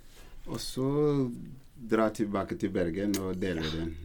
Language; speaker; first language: Norwegian; non-native, fluent; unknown